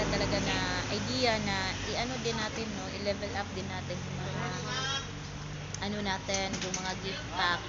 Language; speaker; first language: Filipino; native; Filipino